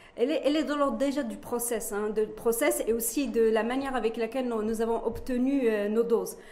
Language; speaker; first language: French; non-native, local second language; Arabic